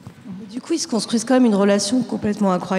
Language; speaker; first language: French; native; French